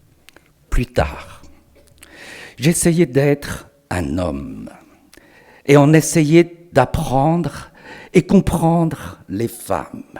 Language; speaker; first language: French; non-native, fluent; Chinese